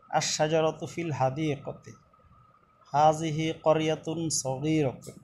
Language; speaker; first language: Arabic; non-native, fluent; Bangla